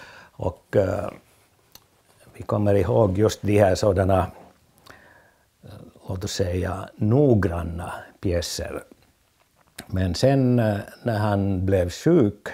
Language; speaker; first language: Swedish; non-native, fluent; Finnish